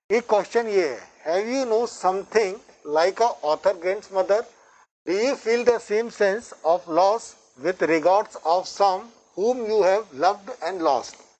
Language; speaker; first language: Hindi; native; Hindi